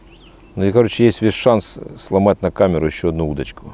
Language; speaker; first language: Russian; native; Russian